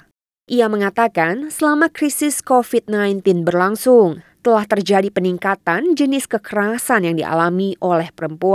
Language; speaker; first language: Indonesian; native; Indonesian